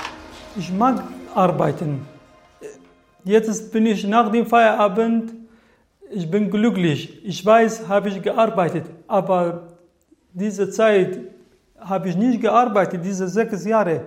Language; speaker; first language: German; non-native, learner; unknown